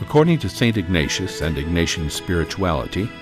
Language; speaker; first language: English; native; English